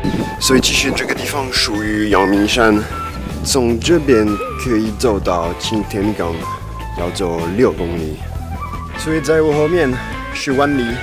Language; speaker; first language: Chinese; non-native, fluent; French